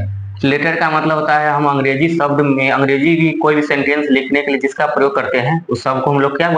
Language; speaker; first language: Hindi; non-native, local second language; Bhojpuri